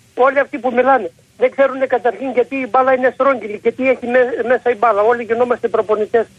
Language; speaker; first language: Greek; native; Greek